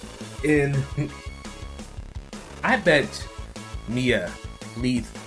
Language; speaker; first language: English; native; English